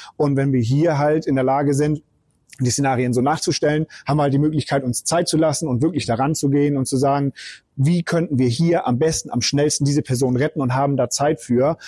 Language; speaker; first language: German; native; German